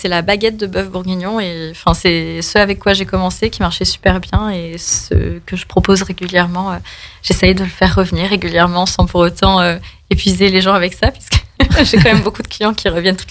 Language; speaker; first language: French; native; French